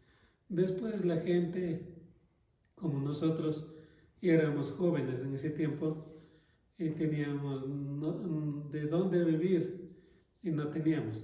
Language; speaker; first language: Spanish; non-native, local second language; Quechua